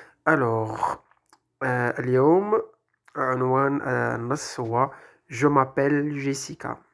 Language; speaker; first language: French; non-native, local second language; Arabic